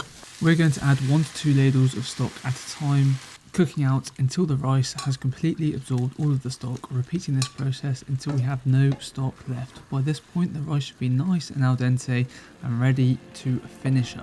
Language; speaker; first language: English; native; English